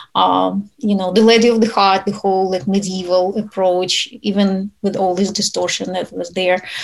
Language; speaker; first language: English; non-native, fluent; Ukrainian